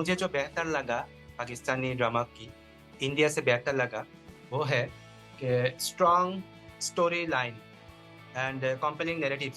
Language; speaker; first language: Hindi; non-native, fluent; Bangla